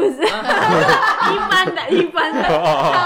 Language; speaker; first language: Chinese; non-native, learner; Japanese